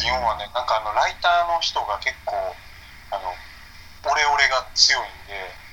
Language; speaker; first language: Japanese; native; Japanese